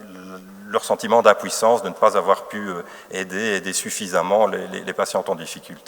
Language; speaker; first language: French; native; French